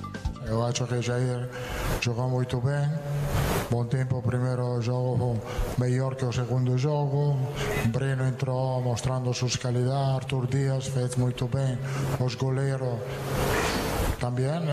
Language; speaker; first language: Portuguese; non-native, learner; Italian